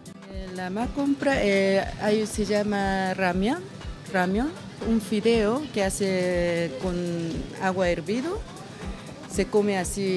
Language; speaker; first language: Spanish; non-native, learner; Korean